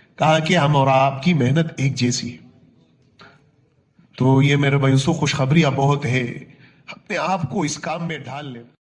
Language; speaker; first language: Urdu; non-native, local second language; Punjabi